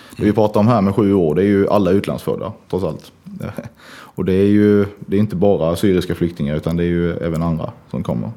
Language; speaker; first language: Swedish; native; Swedish